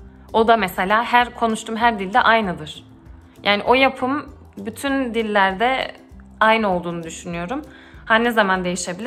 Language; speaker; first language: Turkish; early bilingual, heritage; Turkish